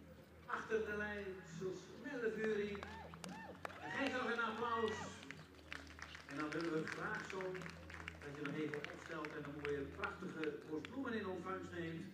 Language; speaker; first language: Dutch; native; Dutch